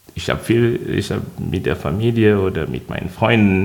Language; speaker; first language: German; non-native, fluent; French